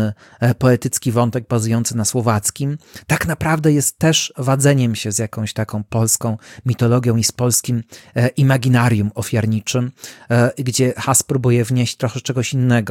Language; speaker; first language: Polish; native; Polish